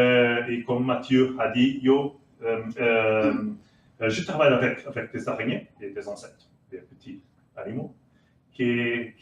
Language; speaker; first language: French; non-native, learner; Portuguese